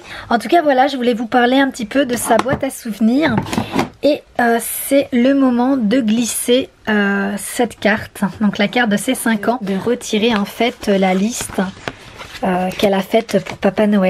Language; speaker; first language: French; native; French